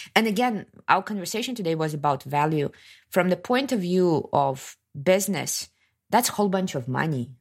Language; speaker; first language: English; non-native, fluent; Kazakh